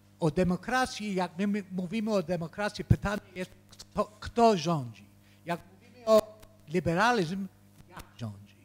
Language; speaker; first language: Polish; early bilingual, heritage; Polish